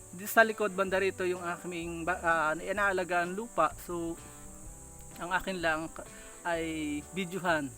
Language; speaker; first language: Filipino; native; Filipino